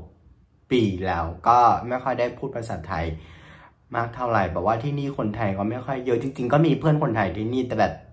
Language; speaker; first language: Thai; non-native, fluent; Vietnamese